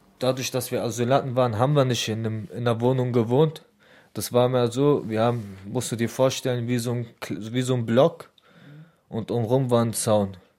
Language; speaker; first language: German; early bilingual, other home language; Arabic